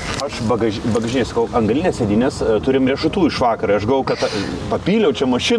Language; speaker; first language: Lithuanian; native; Lithuanian